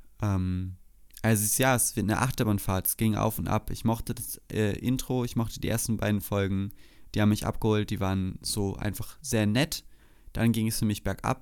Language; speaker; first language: German; native; German